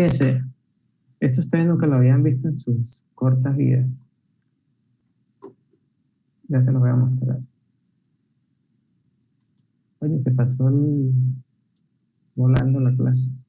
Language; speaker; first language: Spanish; native; Spanish